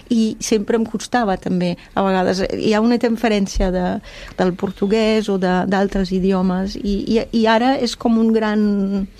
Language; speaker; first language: Catalan; non-native, fluent; German